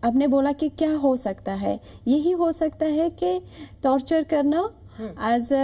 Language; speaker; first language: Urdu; non-native, fluent; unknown